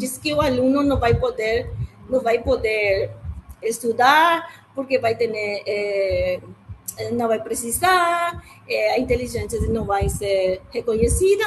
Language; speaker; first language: Portuguese; non-native, learner; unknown